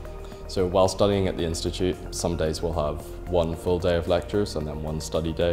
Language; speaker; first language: English; native; English